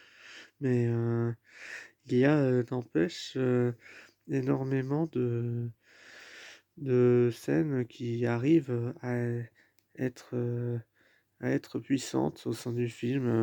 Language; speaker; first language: French; native; French